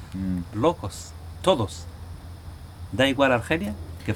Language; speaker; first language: Spanish; non-native, local second language; Arabic